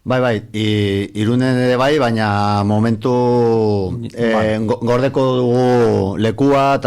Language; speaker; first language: Basque; non-native, local second language; Spanish